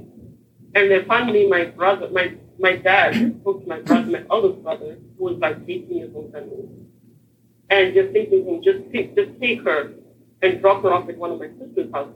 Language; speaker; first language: English; non-native, local second language; Shona